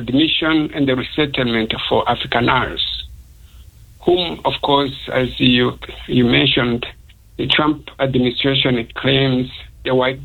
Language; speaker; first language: English; non-native, local second language; Kinyarwanda